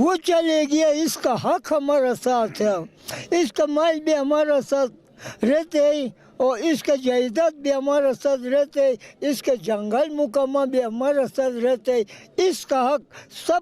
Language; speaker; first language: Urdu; non-native, local second language; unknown